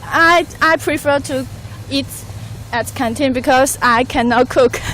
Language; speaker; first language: English; non-native, fluent; Chinese